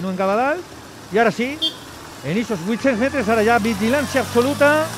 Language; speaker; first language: Spanish; non-native, local second language; Catalan